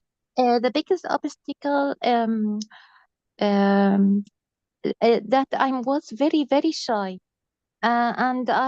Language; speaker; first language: English; non-native, learner; Arabic